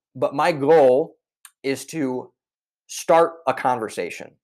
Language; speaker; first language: English; native; English